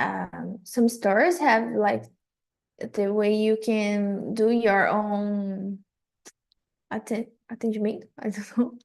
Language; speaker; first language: English; non-native, fluent; Portuguese